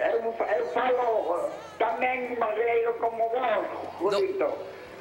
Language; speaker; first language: Portuguese; non-native, learner; Spanish